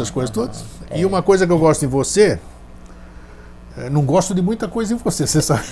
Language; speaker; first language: Portuguese; native; Portuguese